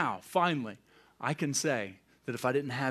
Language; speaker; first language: English; native; English